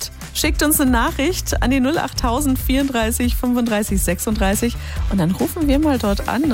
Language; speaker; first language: German; native; German